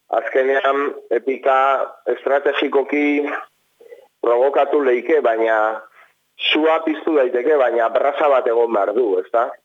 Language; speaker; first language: Basque; non-native, local second language; Spanish